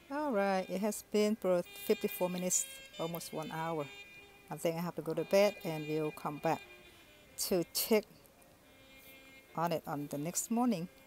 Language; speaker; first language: English; non-native, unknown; Vietnamese